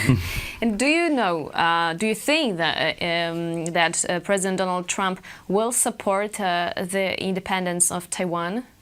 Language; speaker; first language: English; non-native, fluent; Polish